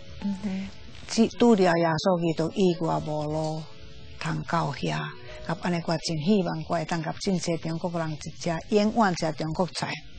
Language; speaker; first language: Chinese; non-native, fluent; Finnish